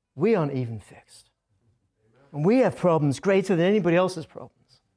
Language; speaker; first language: English; native; English